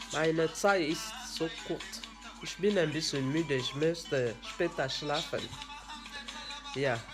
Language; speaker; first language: German; non-native, learner; French